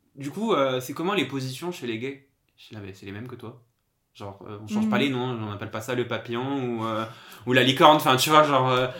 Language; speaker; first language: French; native; French